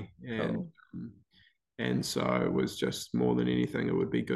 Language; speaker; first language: English; native; English